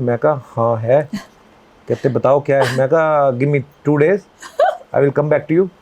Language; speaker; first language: Hindi; non-native, local second language; Punjabi